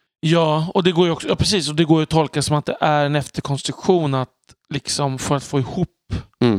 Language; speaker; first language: Swedish; native; Swedish